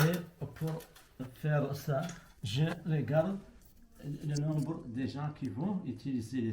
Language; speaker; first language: French; non-native, local second language; Arabic